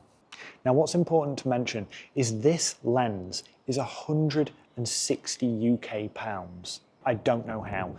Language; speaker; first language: English; native; English